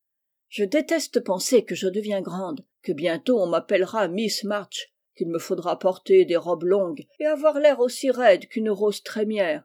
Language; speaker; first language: French; native; French